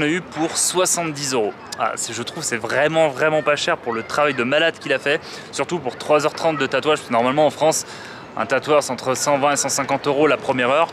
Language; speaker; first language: French; native; French